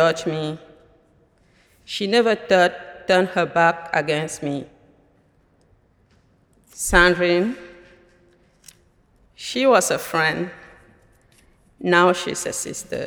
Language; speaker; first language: English; non-native, local second language; French